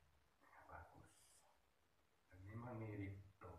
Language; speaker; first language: Indonesian; early bilingual, heritage; Dutch